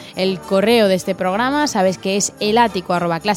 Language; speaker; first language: Spanish; native; Spanish